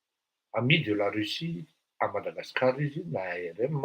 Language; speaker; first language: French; non-native, local second language; Malagasy